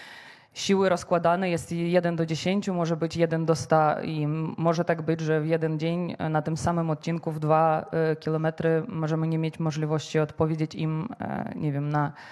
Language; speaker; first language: Polish; non-native, fluent; Ukrainian